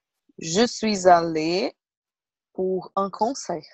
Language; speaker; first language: French; non-native, learner; Portuguese